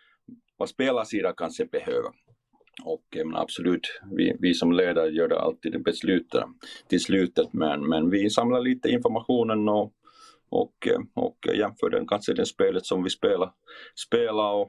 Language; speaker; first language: Swedish; non-native, fluent; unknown